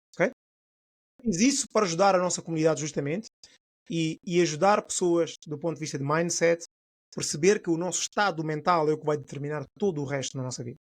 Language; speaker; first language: Portuguese; non-native, local second language; Upper Guinea Crioulo